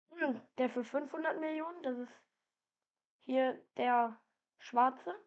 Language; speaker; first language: German; native; German